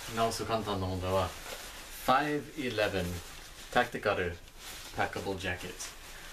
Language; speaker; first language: Japanese; non-native, fluent; English